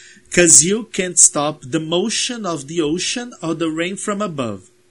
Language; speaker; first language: English; non-native, fluent; Portuguese